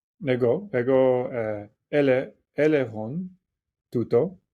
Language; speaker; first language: Greek; non-native, learner; English